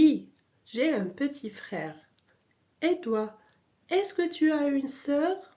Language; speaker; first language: French; non-native, local second language; Arabic